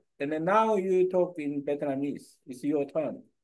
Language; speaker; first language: English; non-native, learner; Korean